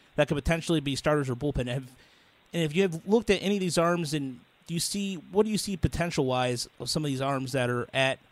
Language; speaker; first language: English; native; English